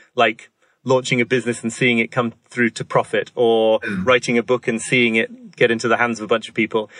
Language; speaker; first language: English; native; English